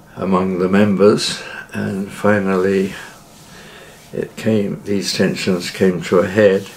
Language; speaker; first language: English; native; English